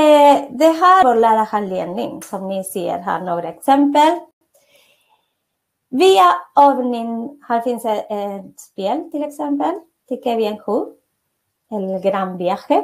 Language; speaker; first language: Swedish; non-native, fluent; Spanish